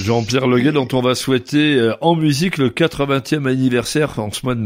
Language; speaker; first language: French; native; French